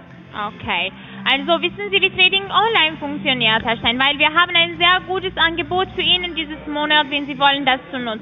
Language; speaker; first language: German; non-native, fluent; Russian